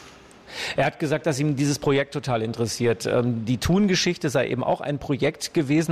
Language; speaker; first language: German; native; German